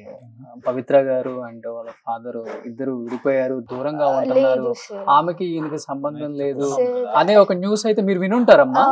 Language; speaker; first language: Telugu; native; Telugu